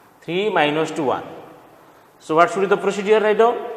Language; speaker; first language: English; non-native, local second language; Odia